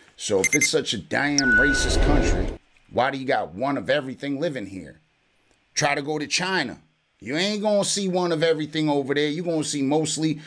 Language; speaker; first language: English; native; English